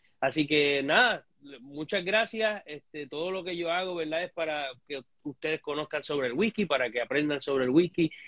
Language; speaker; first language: Spanish; native; Spanish